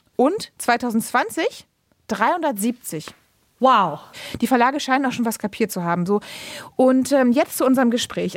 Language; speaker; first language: German; native; German